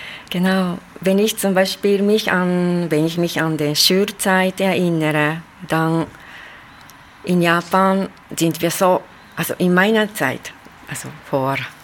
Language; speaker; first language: German; non-native, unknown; Japanese